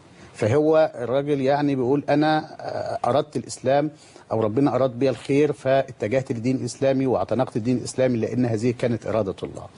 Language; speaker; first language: Arabic; native; Arabic